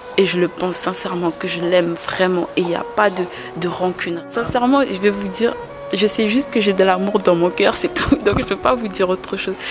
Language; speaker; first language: French; early bilingual, other home language; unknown